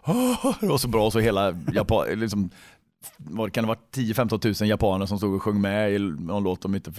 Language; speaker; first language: Swedish; native; Swedish